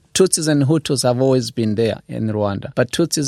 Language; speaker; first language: English; non-native, local second language; Kinyarwanda